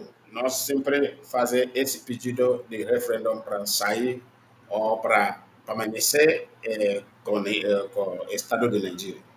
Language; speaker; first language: Portuguese; non-native, learner; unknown